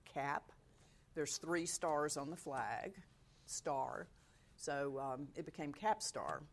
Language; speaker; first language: English; native; English